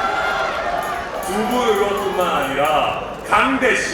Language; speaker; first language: Korean; native; Korean